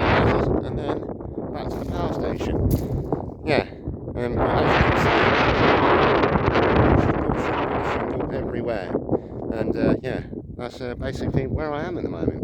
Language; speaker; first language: English; native; English